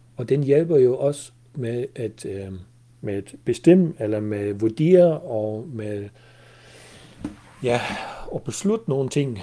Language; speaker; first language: Danish; non-native, fluent; German